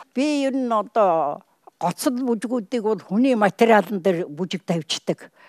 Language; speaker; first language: Mongolian; native; Mongolian